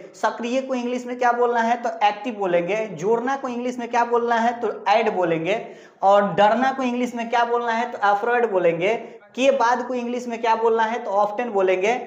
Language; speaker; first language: Hindi; native; Hindi